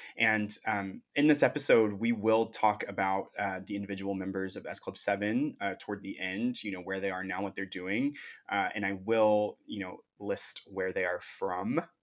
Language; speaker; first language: English; native; English